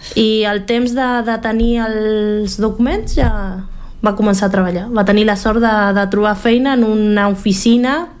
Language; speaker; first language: Catalan; non-native, fluent; Spanish